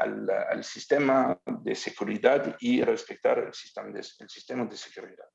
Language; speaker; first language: Spanish; non-native, learner; French